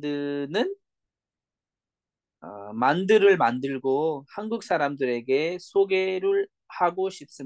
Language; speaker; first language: Korean; non-native, fluent; Nepali